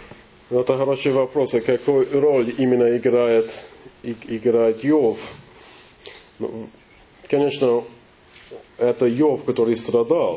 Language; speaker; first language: Russian; non-native, learner; English